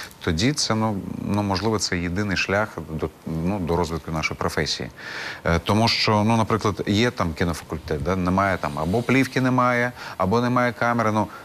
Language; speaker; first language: Ukrainian; non-native, local second language; Crimean Tatar